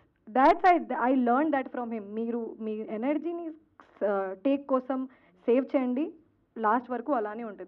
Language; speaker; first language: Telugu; non-native, fluent; Hindi